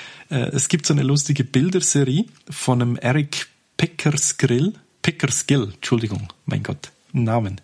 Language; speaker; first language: German; native; German